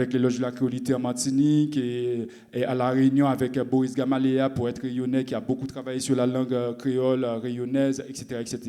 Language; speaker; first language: French; non-native, local second language; Haitian Creole